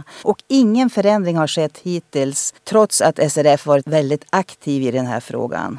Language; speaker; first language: Swedish; native; Swedish